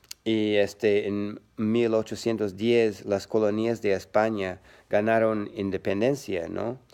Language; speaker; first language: Spanish; non-native, learner; English